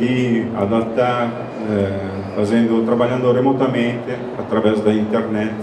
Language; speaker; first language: Portuguese; non-native, fluent; Italian